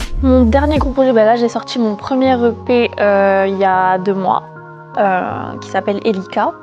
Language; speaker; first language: French; early bilingual, other home language; Malagasy